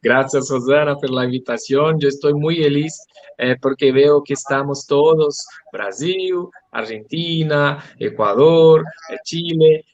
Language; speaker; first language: Spanish; non-native, learner; Portuguese